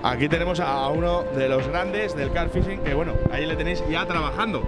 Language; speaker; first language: Spanish; native; Spanish